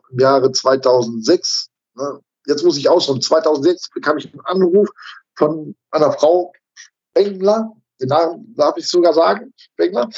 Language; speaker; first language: German; native; German